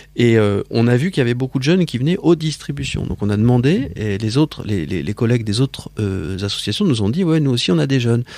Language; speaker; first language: French; native; French